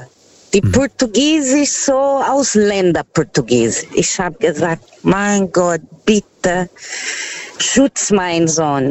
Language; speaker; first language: German; non-native, learner; Portuguese